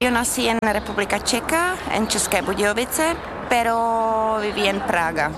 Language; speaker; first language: Spanish; non-native, fluent; Czech